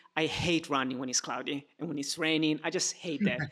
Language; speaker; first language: English; non-native, fluent; Italian